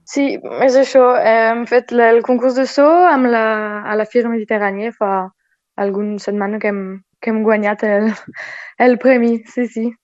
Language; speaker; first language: Catalan; non-native, local second language; French